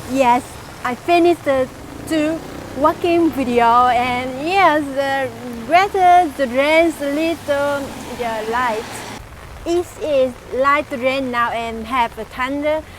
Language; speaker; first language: English; non-native, learner; Vietnamese